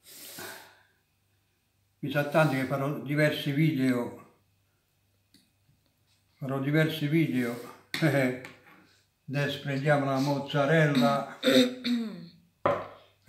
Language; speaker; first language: Italian; native; Italian